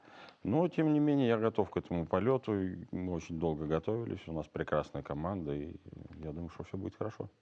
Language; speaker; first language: Russian; native; Russian